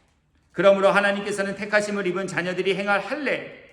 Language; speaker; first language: Korean; native; Korean